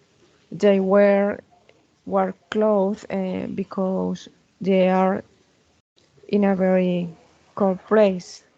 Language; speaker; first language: English; non-native, learner; Spanish